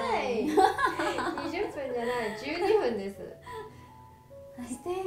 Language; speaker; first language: Japanese; non-native, fluent; Chinese